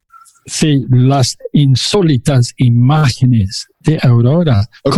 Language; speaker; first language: Spanish; non-native, fluent; English